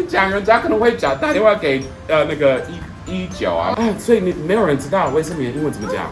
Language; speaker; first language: Chinese; non-native, fluent; English